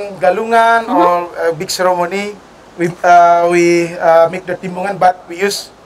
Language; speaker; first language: English; non-native, learner; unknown